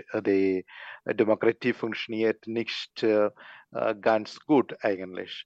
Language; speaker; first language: German; non-native, learner; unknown